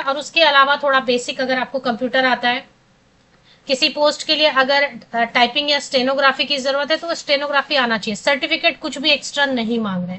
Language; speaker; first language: Hindi; native; Hindi